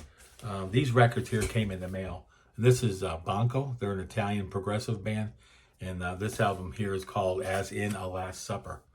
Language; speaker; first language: English; native; English